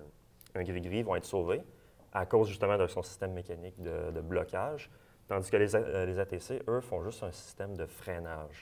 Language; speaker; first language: French; native; French